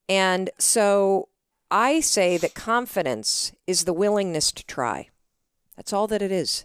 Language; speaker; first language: English; native; English